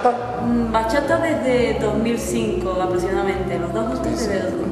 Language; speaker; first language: Spanish; native; Spanish